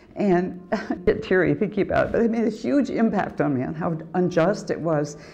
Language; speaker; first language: English; native; English